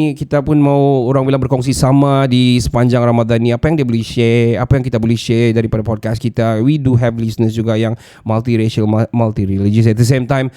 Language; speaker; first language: Malay; native; Malay